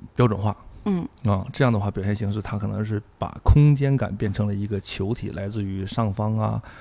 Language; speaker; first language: Chinese; native; Chinese